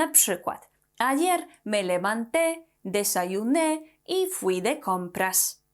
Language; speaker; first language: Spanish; non-native, fluent; Polish